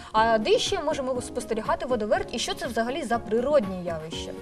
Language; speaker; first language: Ukrainian; native; Ukrainian